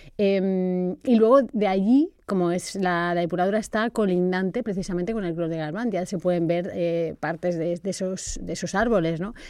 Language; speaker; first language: Spanish; native; Spanish